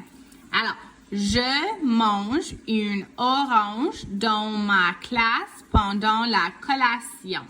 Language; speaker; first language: French; non-native, local second language; English